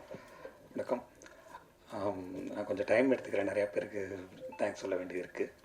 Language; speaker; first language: Tamil; native; Tamil